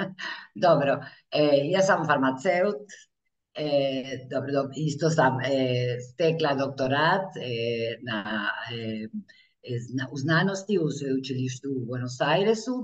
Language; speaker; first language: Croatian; early bilingual, heritage; Croatian